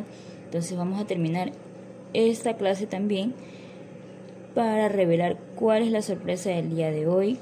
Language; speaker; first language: Spanish; native; Spanish